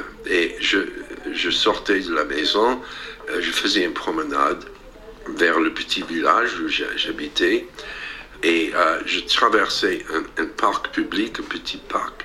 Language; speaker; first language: French; non-native, fluent; English